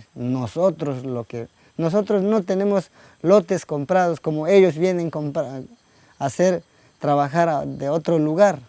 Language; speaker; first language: Spanish; non-native, local second language; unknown